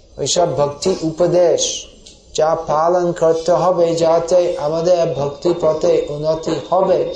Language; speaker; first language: Bangla; non-native, fluent; English